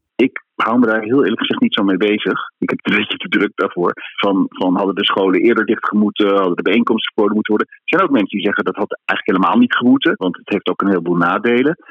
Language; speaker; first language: Dutch; native; Dutch